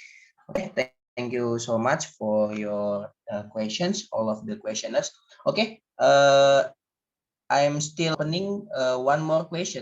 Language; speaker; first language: English; non-native, learner; Indonesian